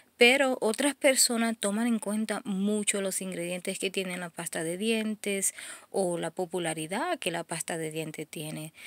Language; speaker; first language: Spanish; native; Spanish